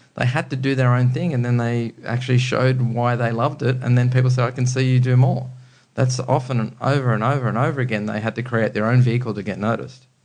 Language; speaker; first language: English; native; English